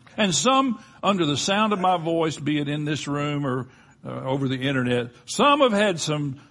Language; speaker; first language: English; native; English